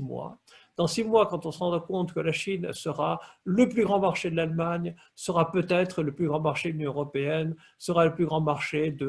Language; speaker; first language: French; native; French